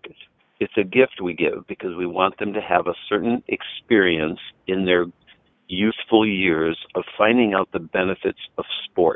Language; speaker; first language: English; native; English